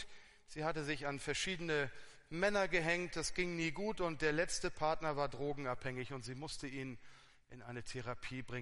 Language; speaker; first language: German; native; German